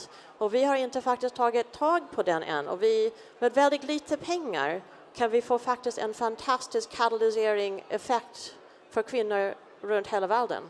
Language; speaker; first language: Swedish; non-native, fluent; English